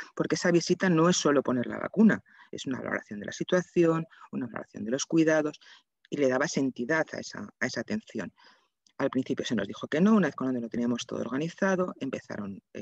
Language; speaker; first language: Spanish; native; Spanish